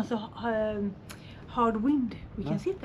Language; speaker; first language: English; non-native, fluent; Swedish